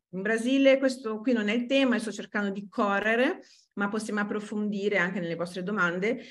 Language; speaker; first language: Italian; non-native, fluent; Portuguese